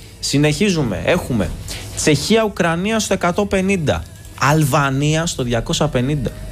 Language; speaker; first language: Greek; native; Greek